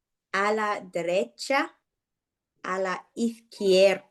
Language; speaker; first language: Spanish; non-native, learner; English